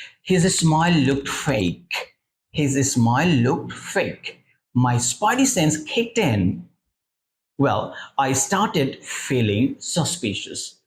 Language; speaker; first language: English; non-native, local second language; Bangla